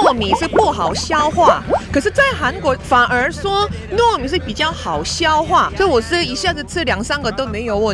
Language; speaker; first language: Chinese; non-native, fluent; Korean